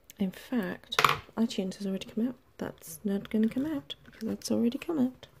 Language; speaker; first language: English; native; English